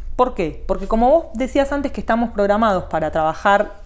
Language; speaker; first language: Spanish; native; Spanish